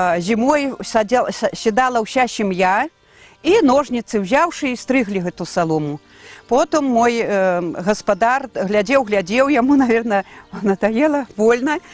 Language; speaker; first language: Belarusian; native; Belarusian